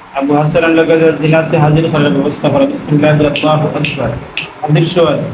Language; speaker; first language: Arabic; non-native, fluent; Bangla